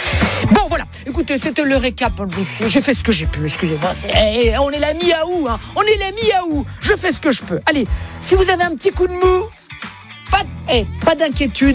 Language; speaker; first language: French; native; French